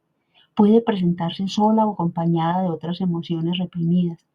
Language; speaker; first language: Spanish; native; Spanish